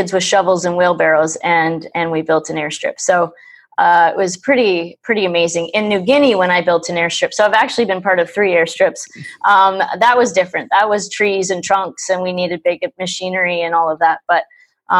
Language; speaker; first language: English; native; English